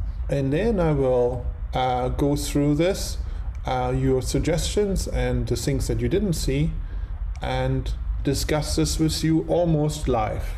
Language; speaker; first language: English; non-native, fluent; German